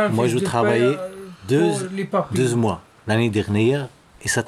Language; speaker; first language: French; non-native, local second language; Arabic